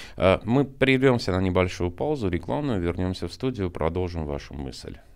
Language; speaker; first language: Russian; non-native, local second language; Armenian